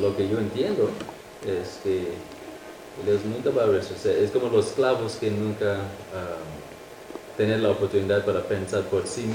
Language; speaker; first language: Spanish; non-native, fluent; English